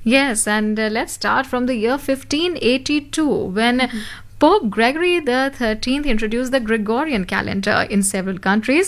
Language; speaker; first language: English; non-native, local second language; Hindi